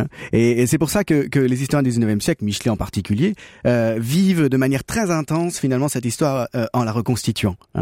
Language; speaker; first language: French; native; French